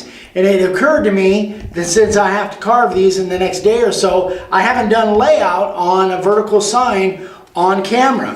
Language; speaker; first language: English; native; English